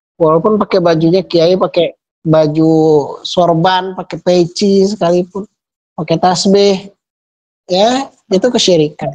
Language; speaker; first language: Indonesian; native; Indonesian